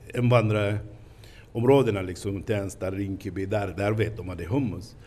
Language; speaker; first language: Swedish; non-native, fluent; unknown